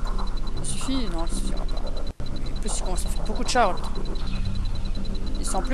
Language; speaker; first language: French; native; French